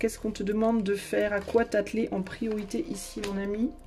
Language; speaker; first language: French; native; French